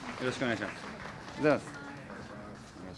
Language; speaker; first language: Japanese; native; Japanese